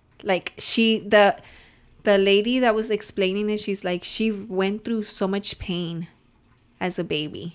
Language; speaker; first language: English; early bilingual, other home language; Spanish